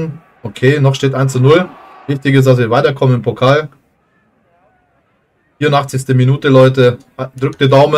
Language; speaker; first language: German; native; German